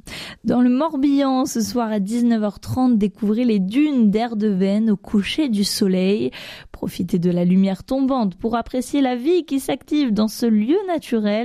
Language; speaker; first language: French; native; French